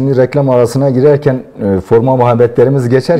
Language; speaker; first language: Turkish; native; Turkish